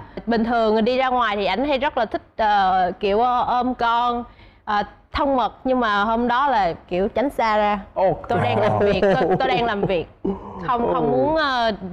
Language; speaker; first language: Vietnamese; native; Vietnamese